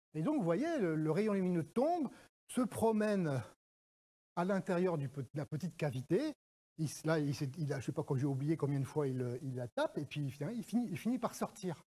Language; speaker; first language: French; native; French